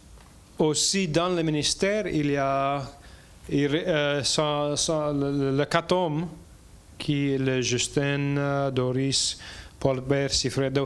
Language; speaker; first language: French; non-native, learner; English